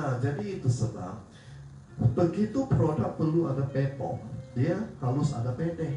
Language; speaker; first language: Malay; non-native, local second language; Chinese